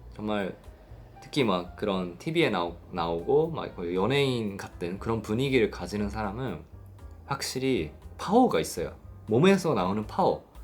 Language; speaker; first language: Korean; non-native, fluent; Japanese